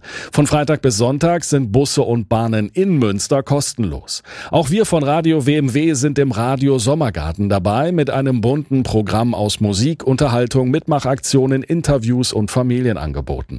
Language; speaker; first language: German; native; German